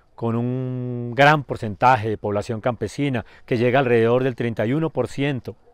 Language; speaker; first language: Spanish; native; Spanish